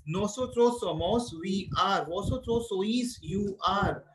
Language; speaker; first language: Spanish; non-native, fluent; Hindi